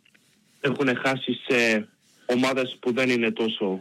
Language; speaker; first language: Greek; early bilingual, heritage; Greek